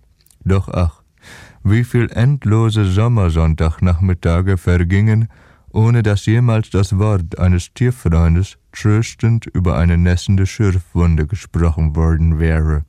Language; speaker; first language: German; native; German